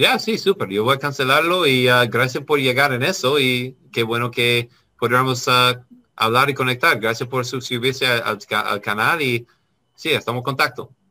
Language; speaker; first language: Spanish; non-native, learner; English